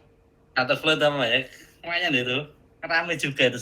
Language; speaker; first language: Indonesian; native; Indonesian